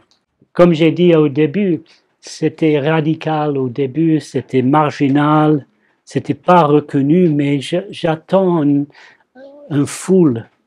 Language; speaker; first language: French; non-native, fluent; English